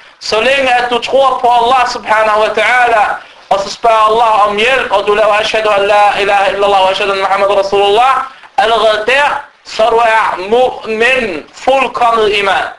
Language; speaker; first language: Danish; non-native, fluent; Arabic